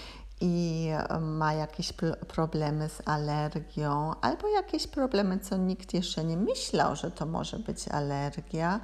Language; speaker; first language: Polish; non-native, learner; German